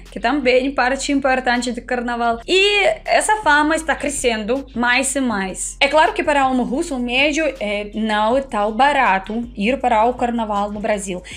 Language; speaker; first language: Portuguese; non-native, fluent; Russian